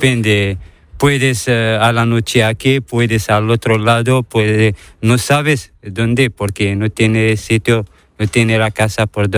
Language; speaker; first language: Spanish; non-native, learner; Arabic